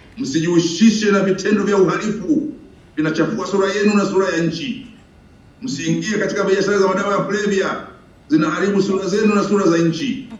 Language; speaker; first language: Swahili; native; Swahili